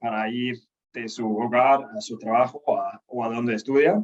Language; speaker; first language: Spanish; non-native, fluent; Danish